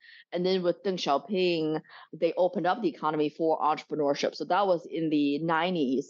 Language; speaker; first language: English; early bilingual, other home language; Chinese